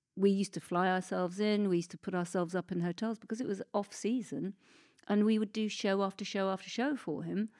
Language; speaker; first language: English; native; English